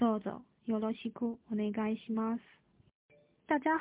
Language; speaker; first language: Japanese; non-native, fluent; Chinese